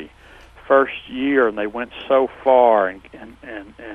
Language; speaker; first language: English; native; English